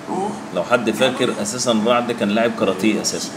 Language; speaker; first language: Arabic; native; Arabic